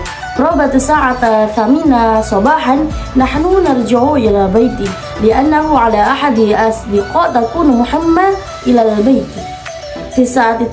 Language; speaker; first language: Arabic; non-native, learner; Indonesian